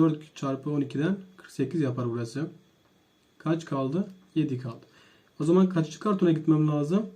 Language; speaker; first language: Turkish; native; Turkish